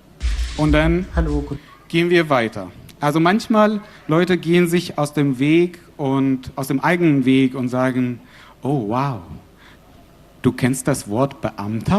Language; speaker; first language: German; non-native, fluent; Arabic